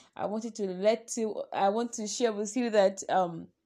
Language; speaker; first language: English; non-native, local second language; Yoruba